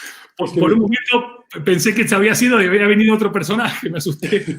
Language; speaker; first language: Spanish; native; Spanish